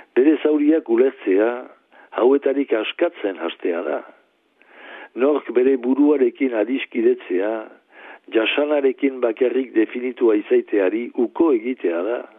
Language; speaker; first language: Basque; native; Basque